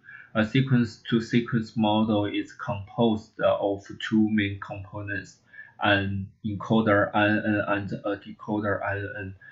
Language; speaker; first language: English; non-native, learner; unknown